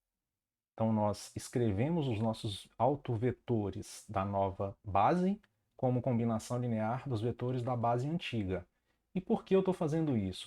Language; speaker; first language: Portuguese; native; Portuguese